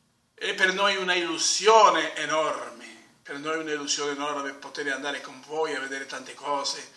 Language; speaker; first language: Italian; non-native, fluent; Spanish